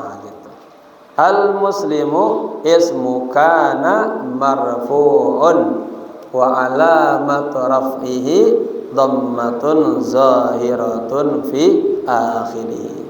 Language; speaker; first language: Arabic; non-native, fluent; Indonesian